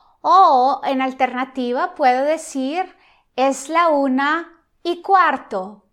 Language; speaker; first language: Spanish; non-native, fluent; Italian